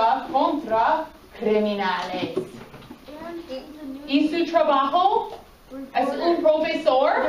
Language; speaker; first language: Spanish; non-native, fluent; English